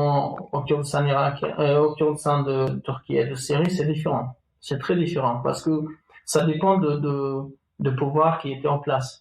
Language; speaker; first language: French; non-native, fluent; Kurdish